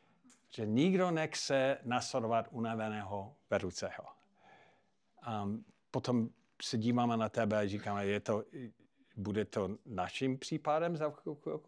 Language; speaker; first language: Czech; non-native, fluent; English